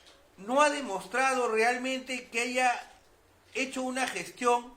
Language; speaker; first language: Spanish; native; Spanish